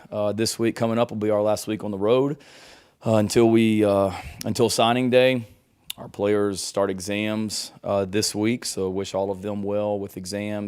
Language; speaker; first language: English; native; English